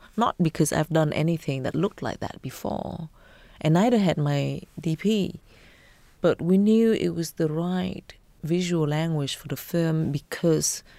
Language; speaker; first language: English; non-native, fluent; Vietnamese